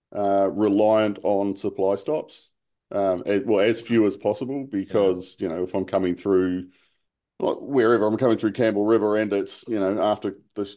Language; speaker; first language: English; native; English